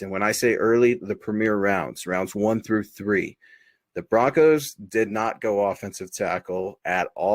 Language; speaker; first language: English; native; English